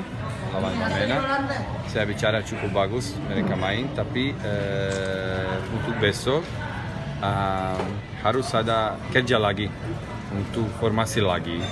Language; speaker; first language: Indonesian; non-native, learner; Serbian